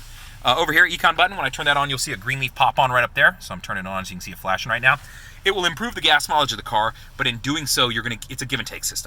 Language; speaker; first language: English; native; English